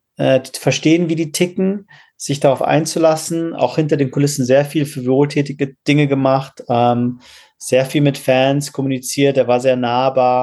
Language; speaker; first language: German; native; German